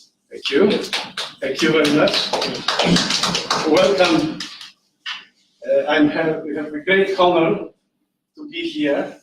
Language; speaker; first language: English; non-native, fluent; Polish